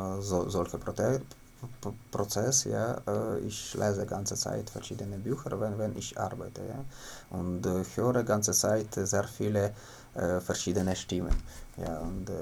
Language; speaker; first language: German; non-native, learner; Ukrainian